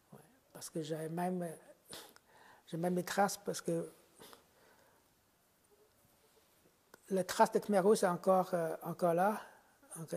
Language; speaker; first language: French; non-native, fluent; Khmer